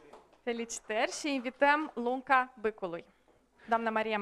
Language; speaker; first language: Romanian; native; Romanian